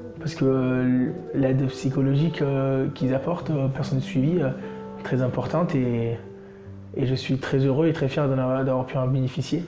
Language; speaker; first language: French; native; French